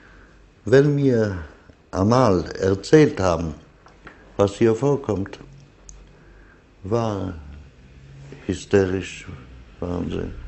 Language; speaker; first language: German; non-native, fluent; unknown